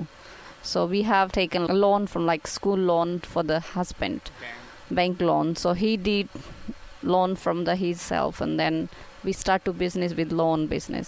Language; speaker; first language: English; non-native, local second language; Kannada